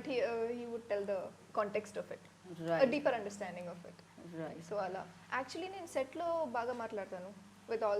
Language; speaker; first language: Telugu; non-native, learner; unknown